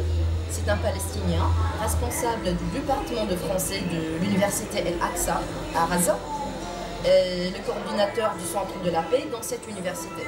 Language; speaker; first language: French; non-native, local second language; Arabic